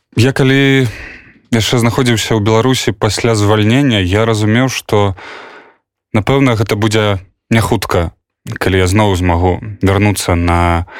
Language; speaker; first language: Belarusian; native; Belarusian